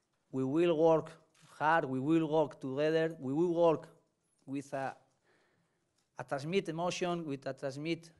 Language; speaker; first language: English; non-native, learner; Spanish